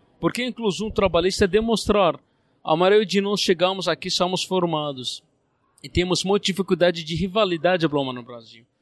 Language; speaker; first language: Portuguese; non-native, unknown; Arabic